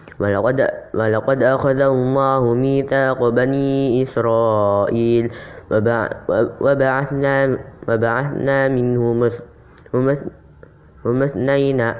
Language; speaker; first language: Arabic; non-native, learner; Indonesian